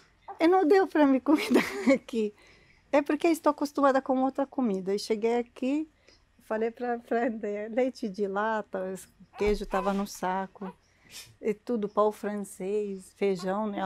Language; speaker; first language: Portuguese; non-native, learner; Arabic